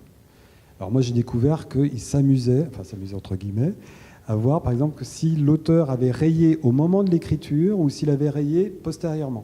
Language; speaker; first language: French; native; French